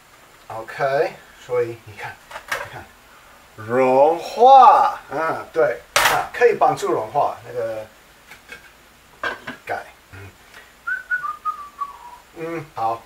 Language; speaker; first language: Chinese; non-native, learner; English